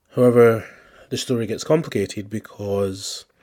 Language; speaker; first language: English; native; English